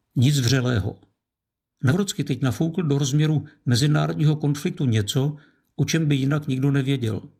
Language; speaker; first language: Czech; native; Czech